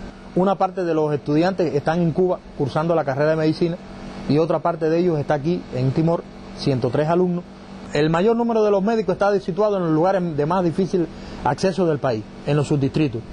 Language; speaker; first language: Spanish; native; Spanish